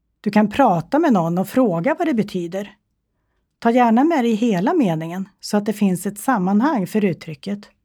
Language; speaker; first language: Swedish; native; Swedish